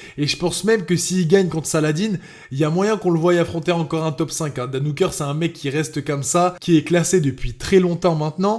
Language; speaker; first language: French; native; French